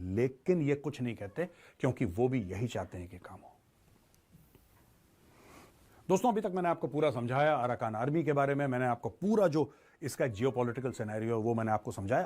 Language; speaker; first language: Hindi; native; Hindi